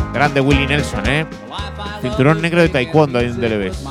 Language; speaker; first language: Spanish; native; Spanish